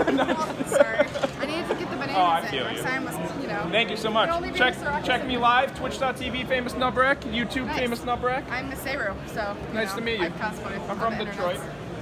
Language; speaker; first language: English; native; English